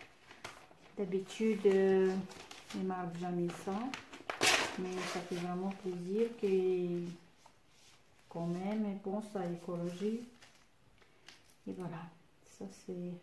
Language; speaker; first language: French; non-native, fluent; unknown